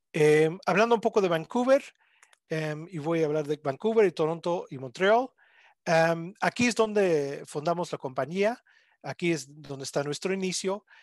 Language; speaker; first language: Spanish; non-native, fluent; English